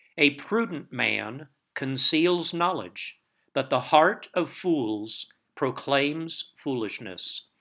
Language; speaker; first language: English; native; English